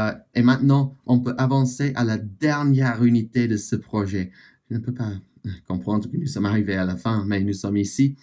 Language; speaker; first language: French; non-native, fluent; English